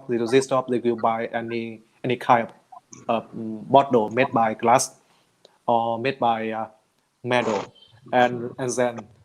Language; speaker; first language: English; non-native, learner; Vietnamese